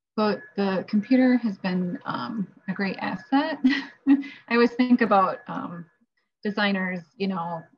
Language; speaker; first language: English; native; English